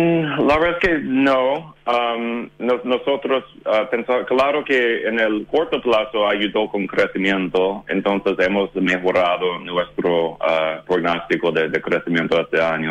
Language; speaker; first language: Spanish; non-native, fluent; English